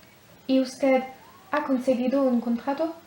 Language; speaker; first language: Spanish; non-native, learner; French